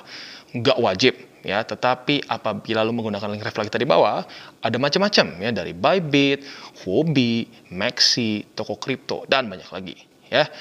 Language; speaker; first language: Indonesian; native; Indonesian